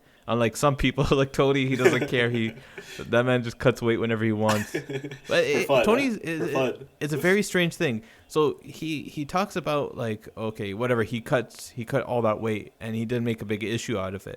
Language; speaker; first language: English; native; English